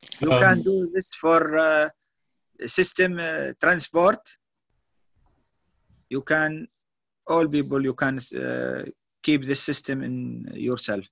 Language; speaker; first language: English; non-native, learner; Arabic